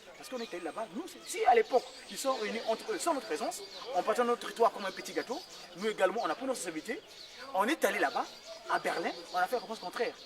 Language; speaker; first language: French; non-native, local second language; Kongo